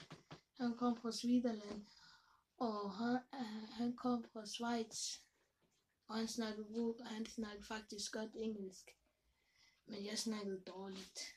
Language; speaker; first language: Danish; early bilingual, other home language; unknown